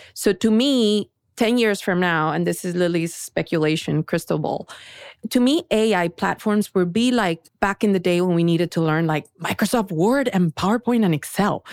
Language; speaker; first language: English; early bilingual, other home language; Spanish